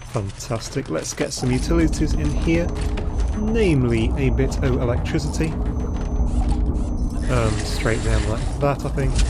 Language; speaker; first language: English; native; English